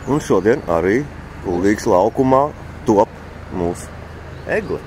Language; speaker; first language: Latvian; native; Latvian